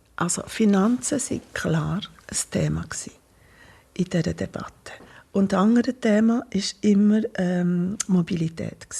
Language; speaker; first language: German; non-native, local second language; French